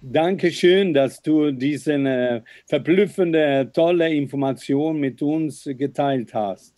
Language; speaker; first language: German; non-native, fluent; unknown